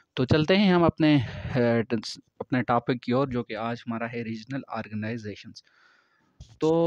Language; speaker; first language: Hindi; non-native, local second language; Kashmiri